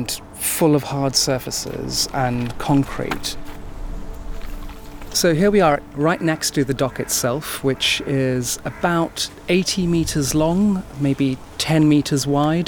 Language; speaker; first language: English; native; English